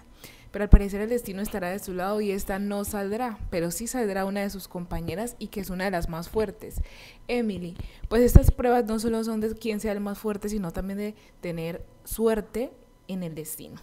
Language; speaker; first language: Spanish; native; Spanish